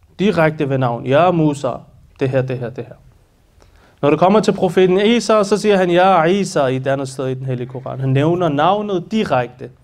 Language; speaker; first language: Danish; early bilingual, other home language; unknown